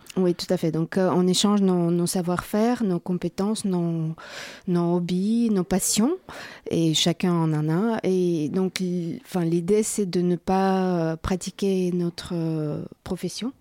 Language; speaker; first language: French; non-native, fluent; Bulgarian